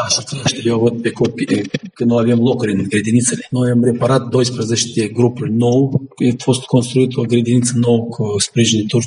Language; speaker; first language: Romanian; non-native, local second language; Gagauz